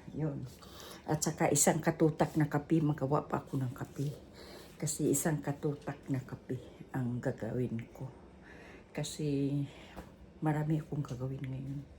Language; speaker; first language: Filipino; non-native, local second language; Cebuano